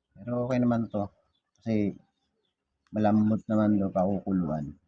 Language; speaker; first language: Filipino; non-native, local second language; Bikol